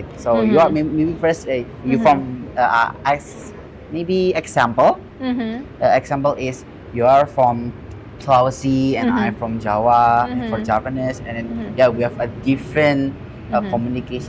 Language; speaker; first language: English; non-native, learner; Indonesian